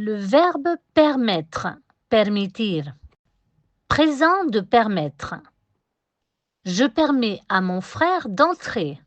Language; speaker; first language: French; non-native, fluent; Spanish